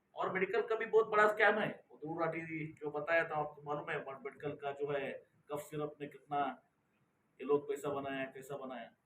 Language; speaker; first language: Hindi; non-native, local second language; Kannada